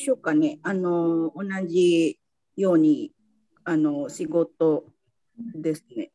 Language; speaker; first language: Japanese; non-native, fluent; Indonesian